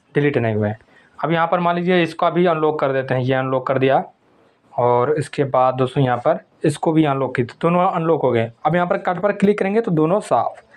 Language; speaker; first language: Hindi; native; Hindi